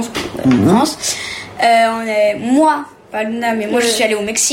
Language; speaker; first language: French; early bilingual, heritage; French